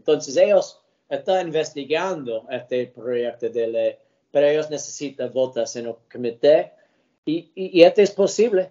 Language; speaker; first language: Spanish; early bilingual, heritage; English